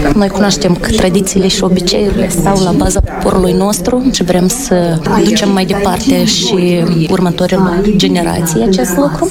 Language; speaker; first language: Romanian; native; Romanian